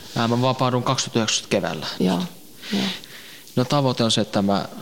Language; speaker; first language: Finnish; early bilingual, other home language; Central Kurdish